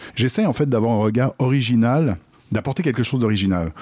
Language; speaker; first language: French; native; French